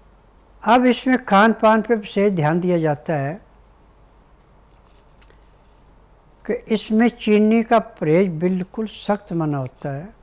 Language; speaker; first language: Hindi; native; Hindi